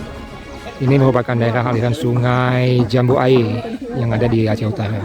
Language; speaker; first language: Indonesian; non-native, local second language; Achinese